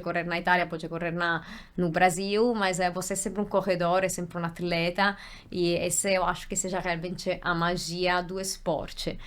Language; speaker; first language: Portuguese; non-native, fluent; Italian